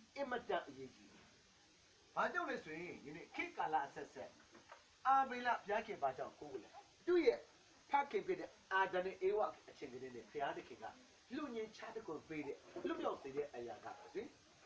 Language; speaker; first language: Burmese; non-native, local second language; Kachin